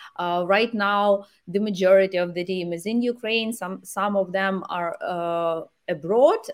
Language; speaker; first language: English; non-native, fluent; Ukrainian